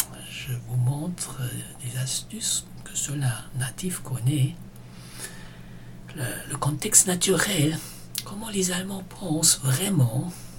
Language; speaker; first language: French; non-native, fluent; German